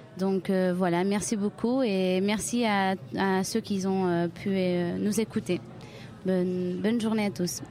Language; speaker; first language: French; native; French